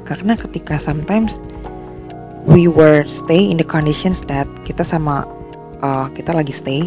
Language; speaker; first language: English; non-native, learner; Indonesian